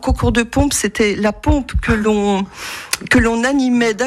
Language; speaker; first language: French; native; French